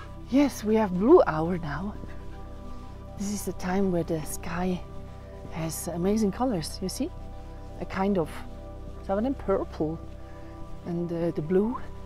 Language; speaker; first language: English; non-native, fluent; German